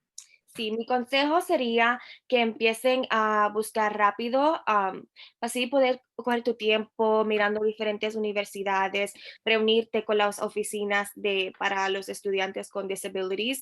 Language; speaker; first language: Spanish; early bilingual, heritage; Spanish